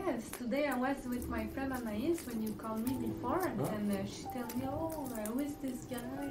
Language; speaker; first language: English; non-native, learner; French